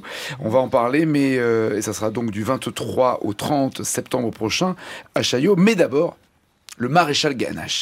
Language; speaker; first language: French; native; French